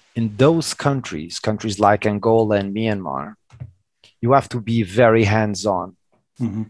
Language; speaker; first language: English; non-native, fluent; Portuguese